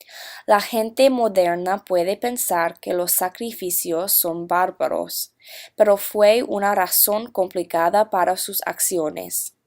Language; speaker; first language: Spanish; non-native, learner; English